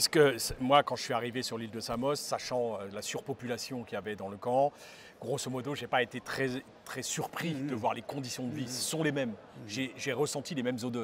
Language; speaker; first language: French; native; French